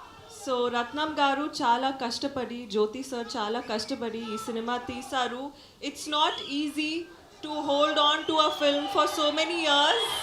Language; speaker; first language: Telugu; non-native, learner; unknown